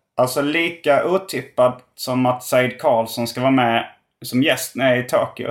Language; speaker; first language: Swedish; native; Swedish